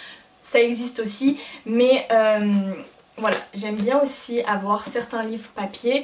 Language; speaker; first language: French; native; French